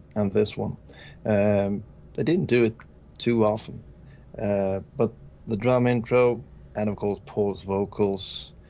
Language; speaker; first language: English; non-native, fluent; Swedish